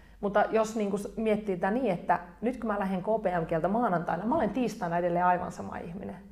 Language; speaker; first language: Finnish; native; Finnish